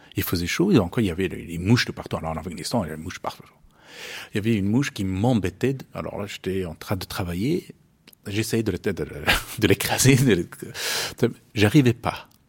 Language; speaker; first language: French; non-native, fluent; Persian